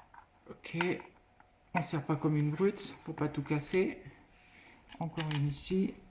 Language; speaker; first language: French; native; French